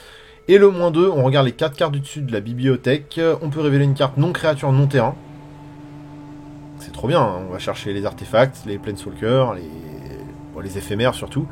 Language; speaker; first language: French; native; French